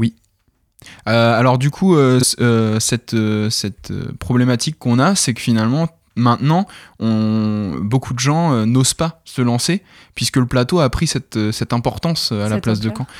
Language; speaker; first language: French; native; French